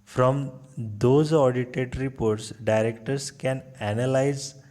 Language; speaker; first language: English; non-native, local second language; Marathi